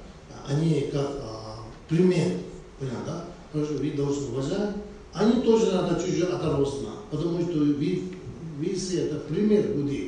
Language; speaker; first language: Russian; non-native, learner; Tibetan